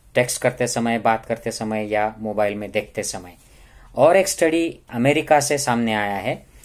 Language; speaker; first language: Hindi; non-native, local second language; Marathi